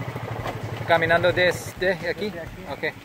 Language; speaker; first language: Spanish; non-native, learner; English